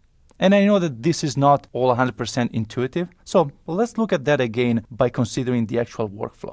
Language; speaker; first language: English; non-native, fluent; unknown